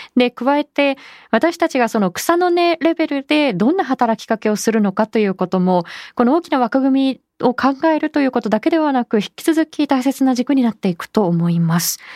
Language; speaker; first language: Japanese; native; Japanese